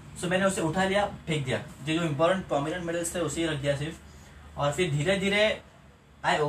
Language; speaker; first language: Hindi; non-native, local second language; Marathi